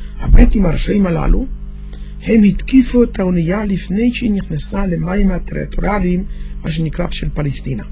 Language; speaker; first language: Hebrew; non-native, fluent; Yiddish